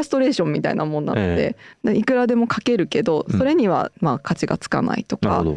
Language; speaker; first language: Japanese; native; Japanese